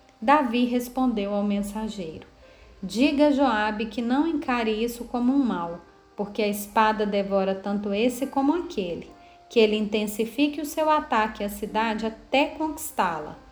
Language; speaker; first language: Portuguese; native; Portuguese